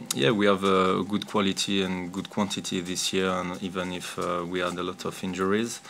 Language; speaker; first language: English; non-native, fluent; French